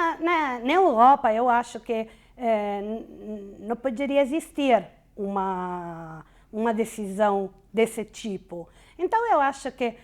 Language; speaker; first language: Portuguese; non-native, fluent; Italian